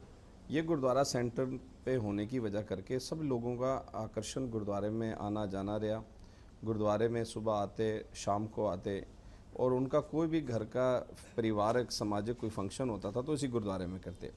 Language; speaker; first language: Hindi; non-native, fluent; Punjabi